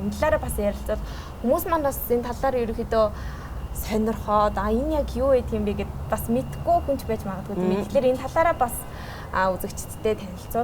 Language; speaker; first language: Mongolian; native; Mongolian